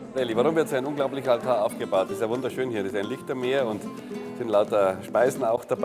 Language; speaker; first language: German; native; German